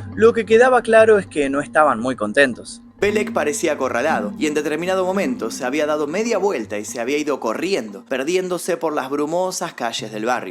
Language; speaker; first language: Spanish; native; Spanish